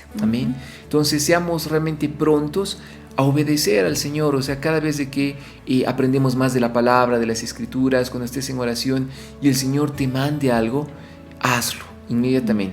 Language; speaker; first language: Spanish; native; Spanish